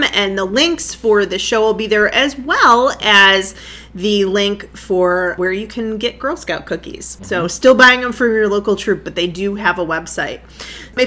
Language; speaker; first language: English; native; English